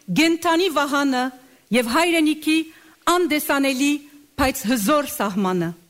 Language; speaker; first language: Armenian; early bilingual, heritage; Armenian